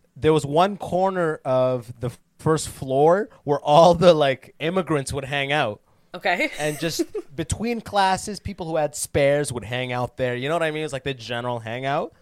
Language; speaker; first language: English; native; English